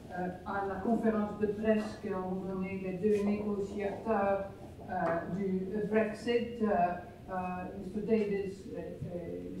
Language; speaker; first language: French; non-native, fluent; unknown